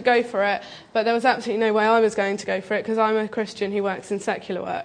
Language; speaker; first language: English; native; English